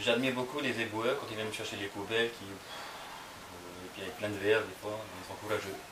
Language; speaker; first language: French; non-native, local second language; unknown